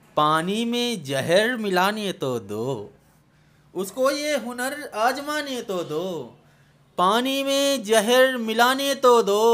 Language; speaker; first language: Hindi; native; Hindi